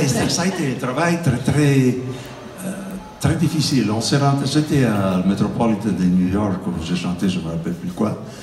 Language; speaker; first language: French; non-native, fluent; Italian